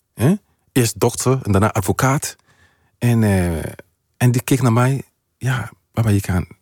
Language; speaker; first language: Dutch; non-native, fluent; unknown